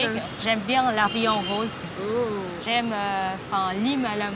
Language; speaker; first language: French; non-native, learner; Vietnamese